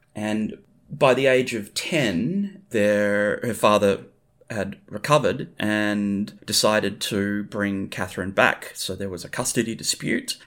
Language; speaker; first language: English; native; English